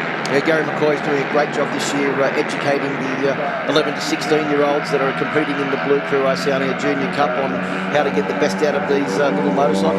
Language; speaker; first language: English; native; English